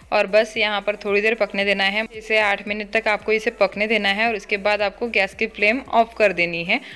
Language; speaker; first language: Hindi; non-native, local second language; Marathi